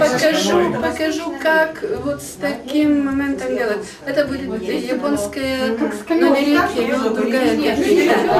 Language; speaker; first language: Russian; non-native, fluent; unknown